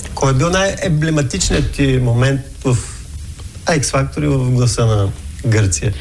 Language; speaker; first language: Bulgarian; native; Bulgarian